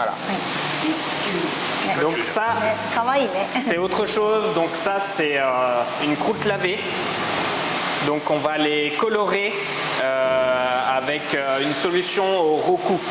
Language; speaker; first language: French; native; French